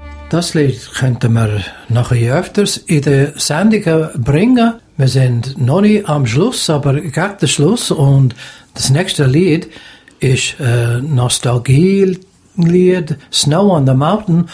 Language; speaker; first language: German; native; German